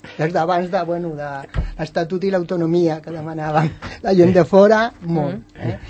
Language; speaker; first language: Catalan; non-native, local second language; Spanish